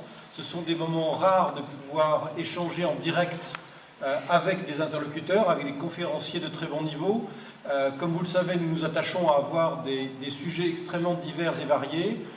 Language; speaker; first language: French; native; French